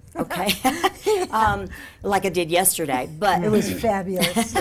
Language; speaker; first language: English; native; English